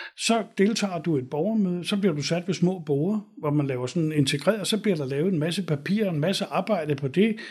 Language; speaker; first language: Danish; native; Danish